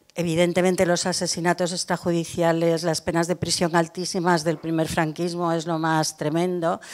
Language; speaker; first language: Spanish; native; Spanish